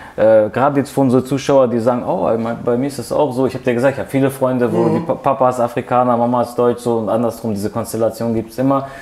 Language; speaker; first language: German; early bilingual, other home language; Kurdish